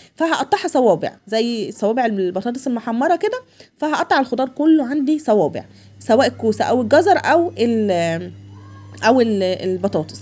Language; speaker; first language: Arabic; native; Arabic